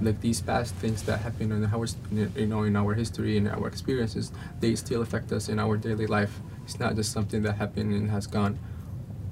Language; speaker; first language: English; non-native, fluent; Arabic